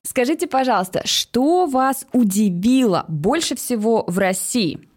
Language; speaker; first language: Russian; native; Russian